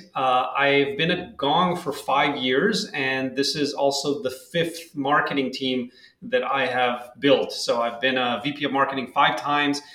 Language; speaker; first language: English; non-native, fluent; Hebrew